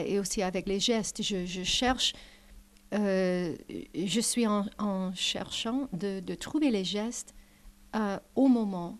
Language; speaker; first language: French; non-native, learner; English